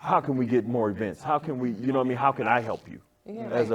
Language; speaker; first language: English; native; English